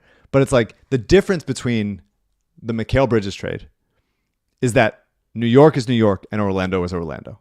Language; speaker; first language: English; native; English